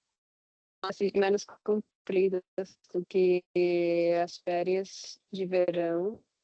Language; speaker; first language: Portuguese; non-native, learner; Spanish